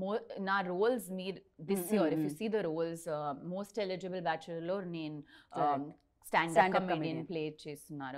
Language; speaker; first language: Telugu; non-native, learner; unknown